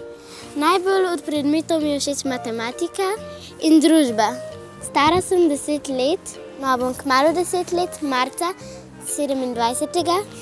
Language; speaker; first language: Slovenian; early bilingual, other home language; Arabic